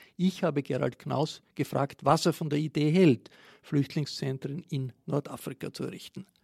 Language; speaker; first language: German; native; German